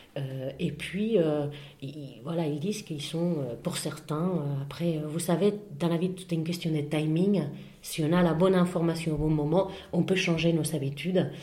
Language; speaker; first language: French; non-native, fluent; Spanish